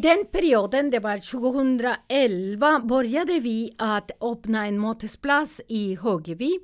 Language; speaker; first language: Swedish; non-native, learner; Spanish